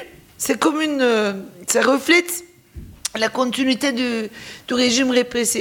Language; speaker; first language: French; non-native, fluent; Turkish